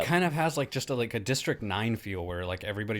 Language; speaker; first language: English; native; English